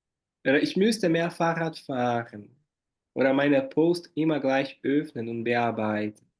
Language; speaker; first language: German; non-native, fluent; Portuguese